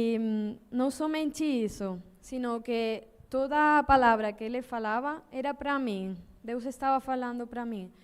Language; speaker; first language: Portuguese; non-native, learner; Spanish